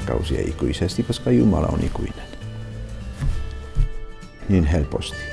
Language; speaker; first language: Finnish; non-native, fluent; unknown